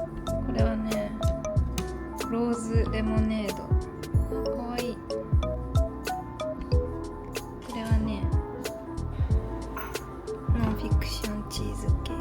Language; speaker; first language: Japanese; native; Japanese